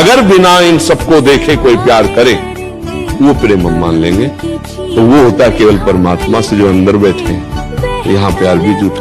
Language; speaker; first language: Hindi; native; Hindi